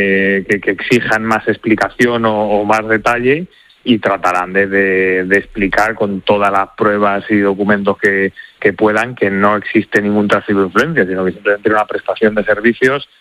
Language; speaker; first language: Spanish; native; Spanish